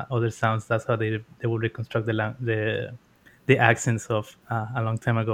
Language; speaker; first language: English; non-native, fluent; Spanish